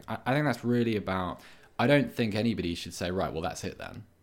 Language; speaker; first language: English; native; English